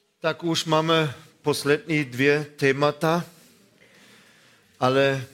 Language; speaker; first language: Czech; non-native, fluent; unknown